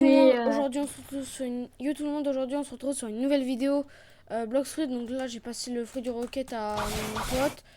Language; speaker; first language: French; native; French